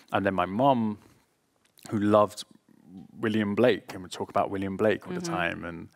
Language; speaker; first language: English; native; English